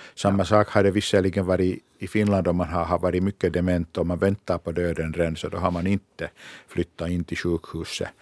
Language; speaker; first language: Swedish; non-native, local second language; Finnish